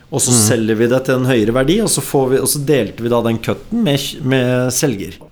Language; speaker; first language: Norwegian; native; Norwegian